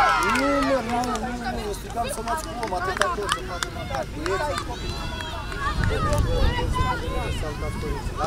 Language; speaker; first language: Romanian; native; Romanian